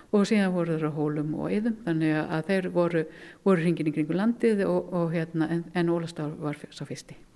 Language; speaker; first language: Icelandic; native; Icelandic